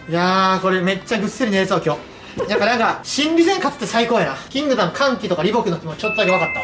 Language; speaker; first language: Japanese; native; Japanese